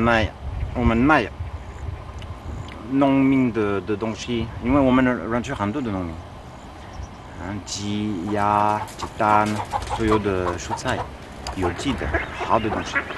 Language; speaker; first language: Chinese; non-native, learner; French